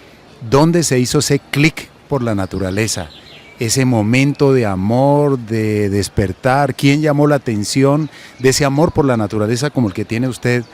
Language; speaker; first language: Spanish; native; Spanish